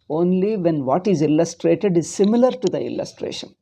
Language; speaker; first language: English; non-native, local second language; Kannada